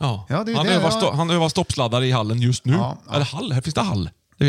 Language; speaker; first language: Swedish; native; Swedish